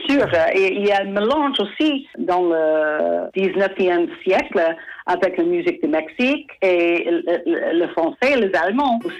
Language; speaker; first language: French; non-native, fluent; English